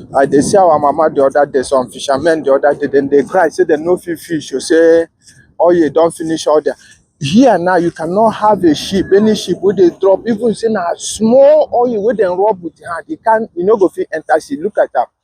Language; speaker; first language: Nigerian Pidgin; non-native, local second language; Igbo